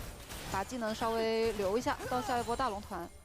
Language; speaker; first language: Chinese; native; Chinese